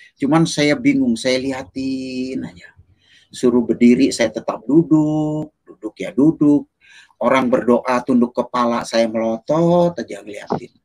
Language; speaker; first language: Indonesian; native; Indonesian